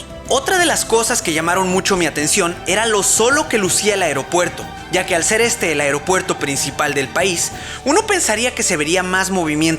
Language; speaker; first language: Spanish; native; Spanish